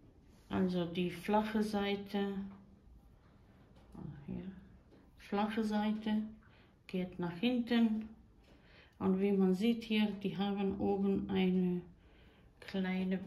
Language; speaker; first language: German; non-native, fluent; Croatian